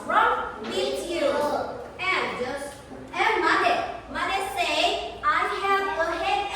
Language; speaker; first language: English; non-native, learner; Indonesian